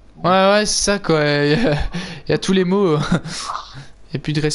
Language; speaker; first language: French; native; French